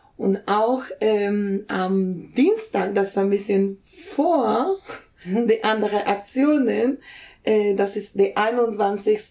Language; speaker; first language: German; non-native, fluent; Spanish